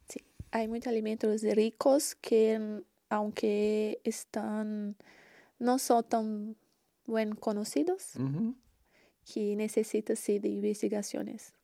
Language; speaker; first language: Spanish; non-native, learner; Portuguese